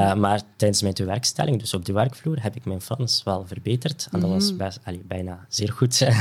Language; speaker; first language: Dutch; non-native, fluent; Riffian